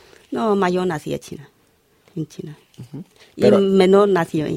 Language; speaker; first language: Spanish; non-native, learner; Chinese